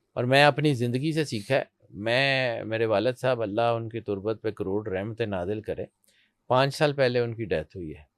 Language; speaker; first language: Urdu; non-native, local second language; Punjabi